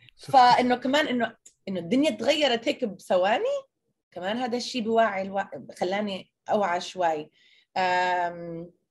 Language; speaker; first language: Arabic; early bilingual, heritage; Arabic